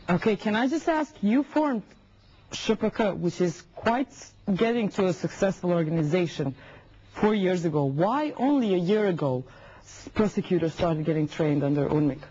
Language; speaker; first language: English; non-native, fluent; Albanian